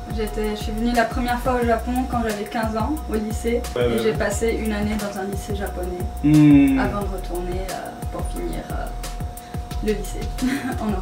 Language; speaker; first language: French; native; French